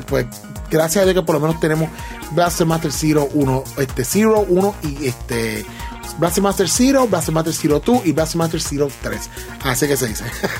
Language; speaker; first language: Spanish; native; Spanish